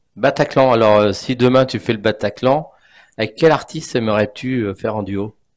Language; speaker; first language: French; native; French